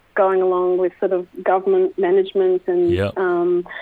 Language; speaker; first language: English; native; English